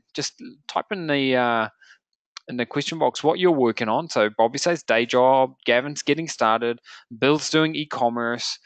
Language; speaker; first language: English; native; English